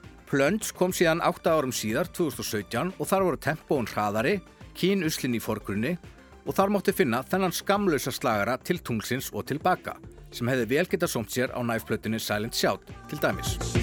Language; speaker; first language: Icelandic; native; Icelandic